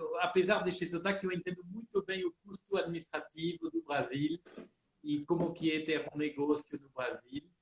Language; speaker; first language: Portuguese; early bilingual, heritage; Portuguese